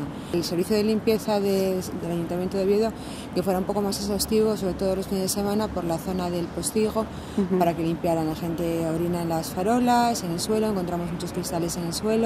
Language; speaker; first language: Spanish; native; Spanish